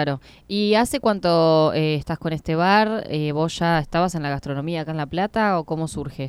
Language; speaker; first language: Spanish; native; Spanish